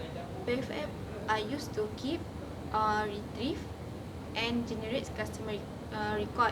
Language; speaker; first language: English; non-native, learner; Malay